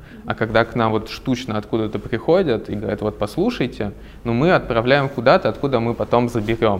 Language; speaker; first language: Russian; native; Russian